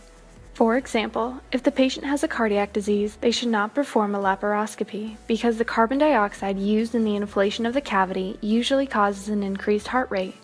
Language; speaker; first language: English; native; English